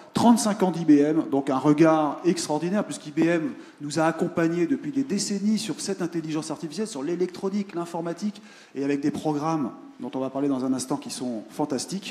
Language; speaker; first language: French; native; French